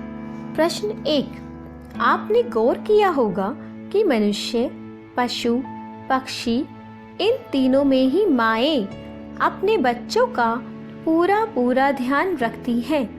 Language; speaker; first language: Hindi; native; Hindi